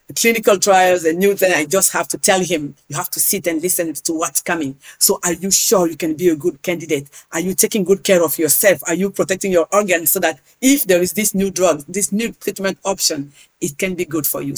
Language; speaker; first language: English; non-native, fluent; Hausa